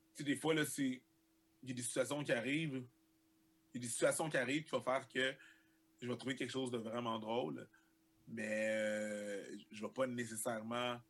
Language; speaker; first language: French; early bilingual, other home language; Haitian Creole